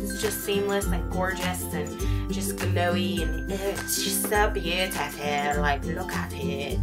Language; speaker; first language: English; native; English